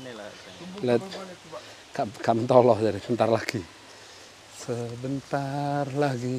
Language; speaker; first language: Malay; non-native, local second language; Javanese